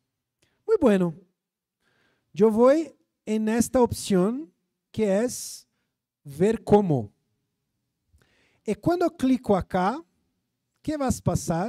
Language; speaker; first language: Spanish; non-native, fluent; Portuguese